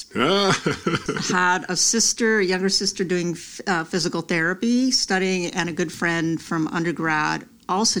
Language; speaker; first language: English; native; English